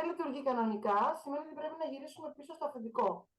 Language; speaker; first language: Greek; native; Greek